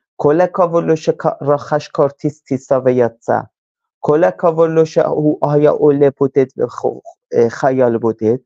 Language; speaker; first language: Hebrew; non-native, fluent; Persian